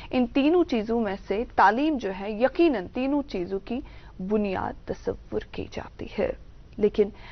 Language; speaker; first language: Hindi; non-native, local second language; Kashmiri